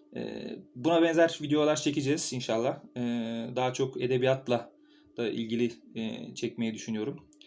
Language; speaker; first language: Turkish; native; Turkish